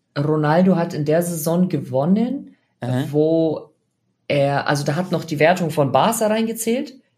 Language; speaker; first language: German; native; German